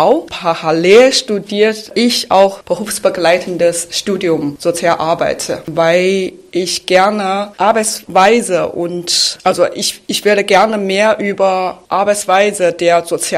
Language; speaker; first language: German; non-native, fluent; Chinese